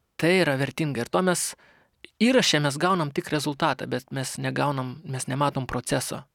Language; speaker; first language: Lithuanian; non-native, local second language; Russian